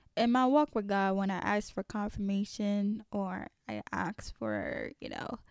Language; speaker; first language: English; early bilingual, other home language; French